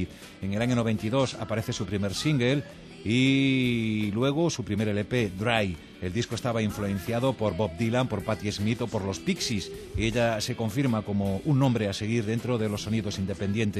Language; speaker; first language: Spanish; native; Spanish